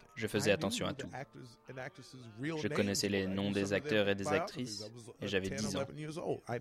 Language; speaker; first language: French; non-native, fluent; English